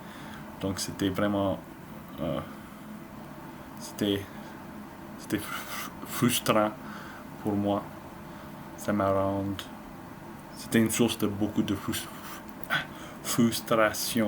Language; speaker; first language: French; non-native, learner; English